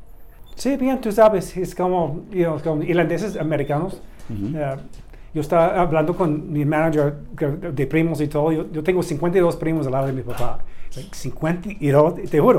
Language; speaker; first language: Spanish; non-native, learner; English